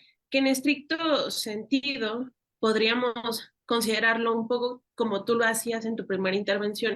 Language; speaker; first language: Spanish; native; Spanish